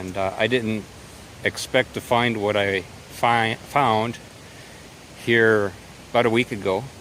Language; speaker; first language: English; native; English